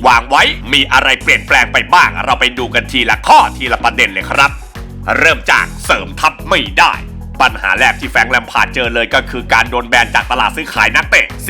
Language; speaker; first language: Thai; native; Thai